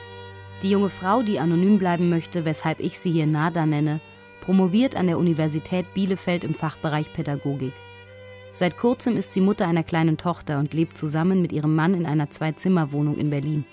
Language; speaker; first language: German; native; German